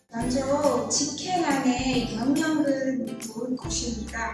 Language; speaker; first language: Korean; non-native, learner; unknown